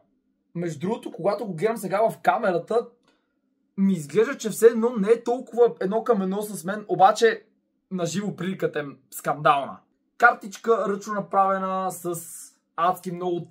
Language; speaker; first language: Bulgarian; native; Bulgarian